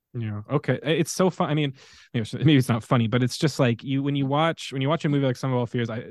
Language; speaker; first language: English; native; English